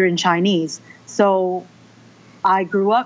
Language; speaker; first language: English; early bilingual, other home language; Chinese